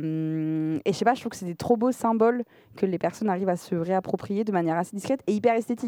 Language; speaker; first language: French; native; French